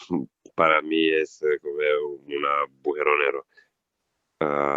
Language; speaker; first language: Spanish; non-native, learner; Italian